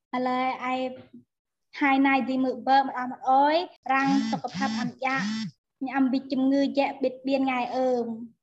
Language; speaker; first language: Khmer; non-native, local second language; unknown